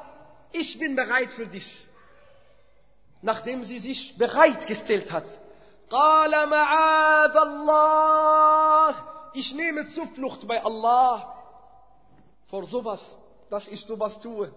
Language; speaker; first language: German; non-native, fluent; Arabic